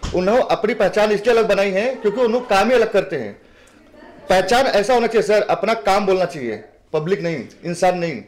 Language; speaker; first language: Hindi; native; Hindi